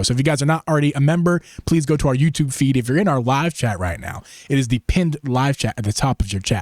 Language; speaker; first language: English; native; English